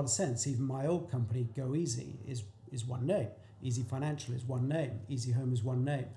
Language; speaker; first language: English; native; English